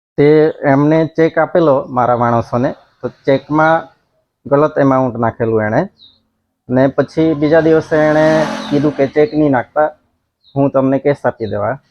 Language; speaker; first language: Gujarati; non-native, local second language; Gamit